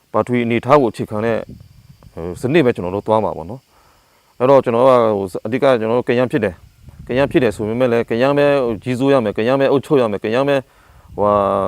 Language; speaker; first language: Burmese; non-native, local second language; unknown